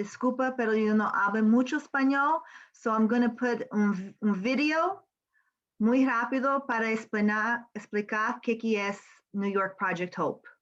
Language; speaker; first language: Spanish; non-native, learner; English